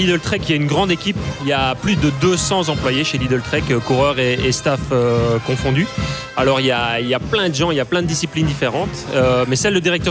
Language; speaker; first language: French; native; French